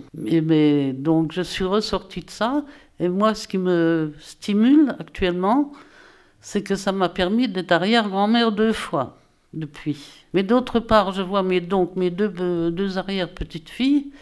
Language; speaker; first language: French; native; French